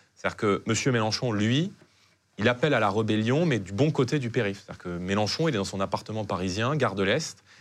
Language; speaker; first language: French; native; French